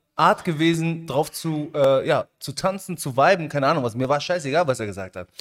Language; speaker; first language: German; early bilingual, other home language; Arabic